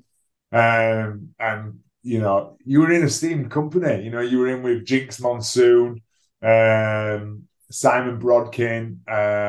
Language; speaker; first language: English; native; English